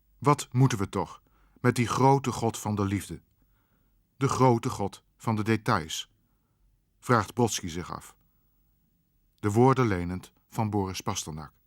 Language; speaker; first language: Dutch; native; Dutch